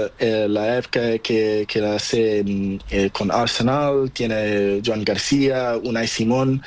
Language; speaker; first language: Spanish; non-native, learner; Portuguese